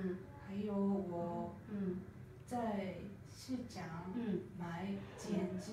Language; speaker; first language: Chinese; non-native, learner; Japanese